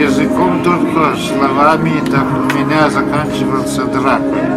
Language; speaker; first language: Russian; non-native, local second language; Lithuanian